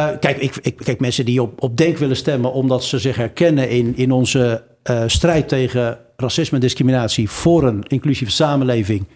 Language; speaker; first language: Dutch; early bilingual, other home language; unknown